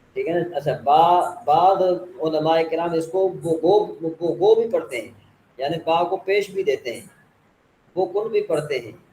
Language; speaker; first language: Urdu; native; Urdu